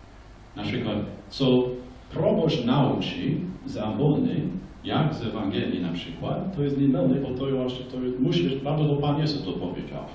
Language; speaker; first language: Polish; non-native, fluent; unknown